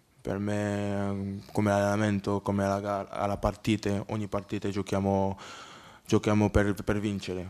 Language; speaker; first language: Italian; non-native, learner; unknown